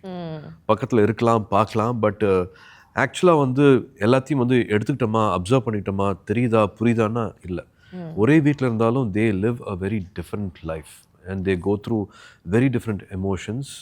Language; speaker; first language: Tamil; native; Tamil